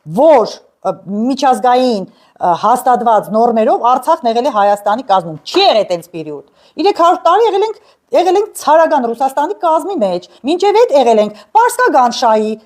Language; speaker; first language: Armenian; native; Armenian